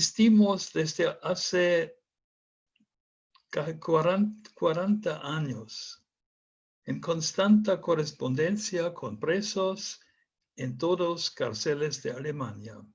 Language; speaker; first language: Spanish; non-native, fluent; German